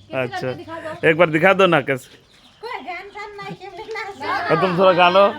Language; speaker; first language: Hindi; non-native, local second language; Bangla